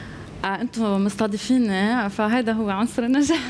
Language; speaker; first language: Arabic; native; Arabic